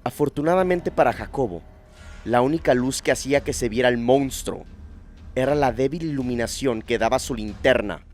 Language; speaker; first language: Spanish; native; Spanish